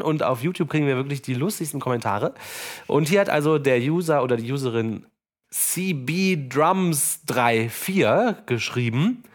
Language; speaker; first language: German; native; German